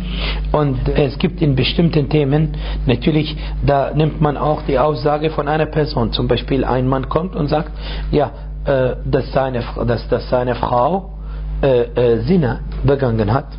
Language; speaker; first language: German; non-native, fluent; Arabic